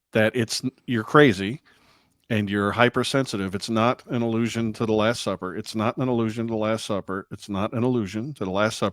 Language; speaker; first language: English; native; English